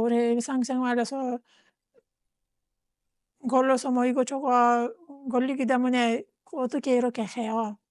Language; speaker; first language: Korean; non-native, fluent; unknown